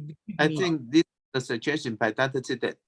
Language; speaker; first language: English; non-native, fluent; Chinese